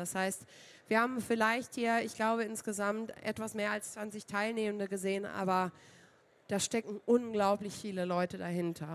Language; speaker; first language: German; native; German